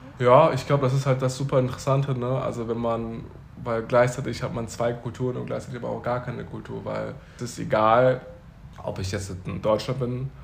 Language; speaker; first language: German; early bilingual, other home language; Chinese